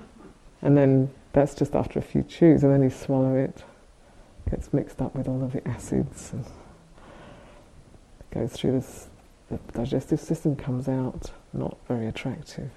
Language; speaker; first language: English; native; English